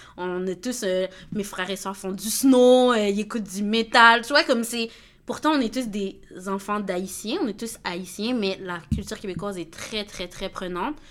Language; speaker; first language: French; native; French